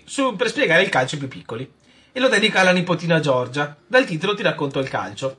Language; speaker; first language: Italian; native; Italian